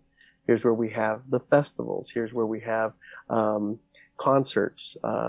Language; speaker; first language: English; native; English